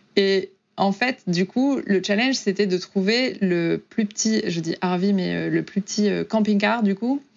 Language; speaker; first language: French; native; French